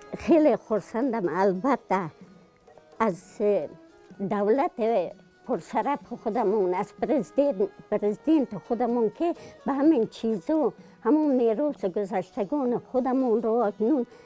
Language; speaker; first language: Tajik; non-native, local second language; Shughni